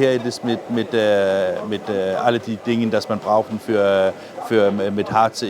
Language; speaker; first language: German; non-native, learner; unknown